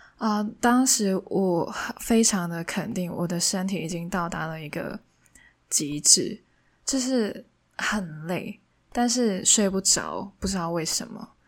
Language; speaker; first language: Chinese; non-native, local second language; Cantonese